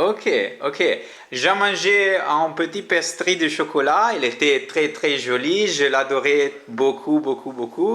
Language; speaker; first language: French; non-native, learner; Italian